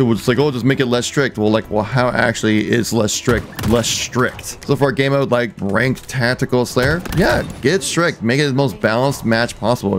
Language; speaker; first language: English; native; English